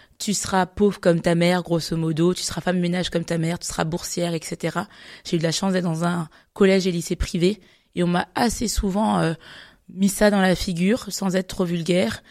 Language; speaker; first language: French; native; French